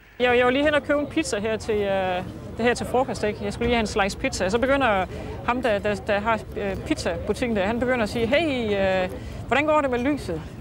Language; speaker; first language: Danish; native; Danish